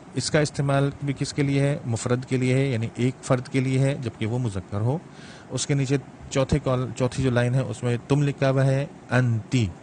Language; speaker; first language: Urdu; native; Urdu